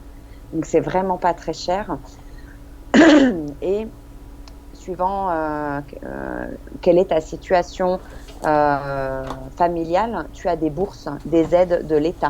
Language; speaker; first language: French; non-native, fluent; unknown